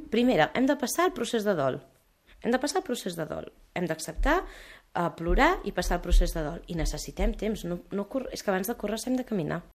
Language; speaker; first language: Catalan; early bilingual, other home language; Arabic